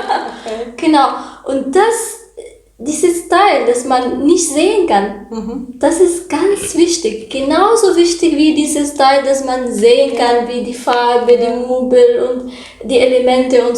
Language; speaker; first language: German; non-native, learner; Arabic